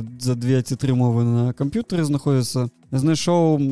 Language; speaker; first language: Belarusian; non-native, local second language; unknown